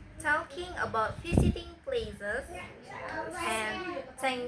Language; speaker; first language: English; non-native, learner; Indonesian